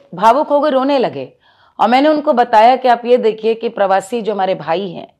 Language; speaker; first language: Hindi; native; Hindi